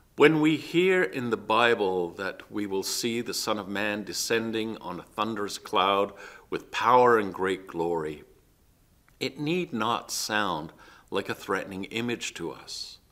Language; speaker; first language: English; native; English